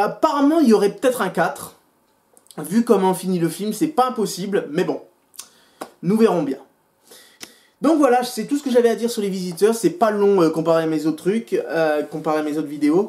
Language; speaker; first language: French; native; French